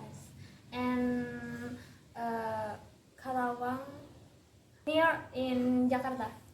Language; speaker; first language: English; non-native, learner; Indonesian